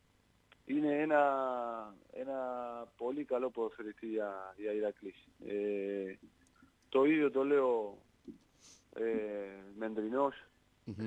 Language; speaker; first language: Greek; non-native, learner; Spanish